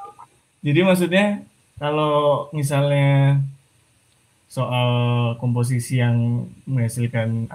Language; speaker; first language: Indonesian; native; Indonesian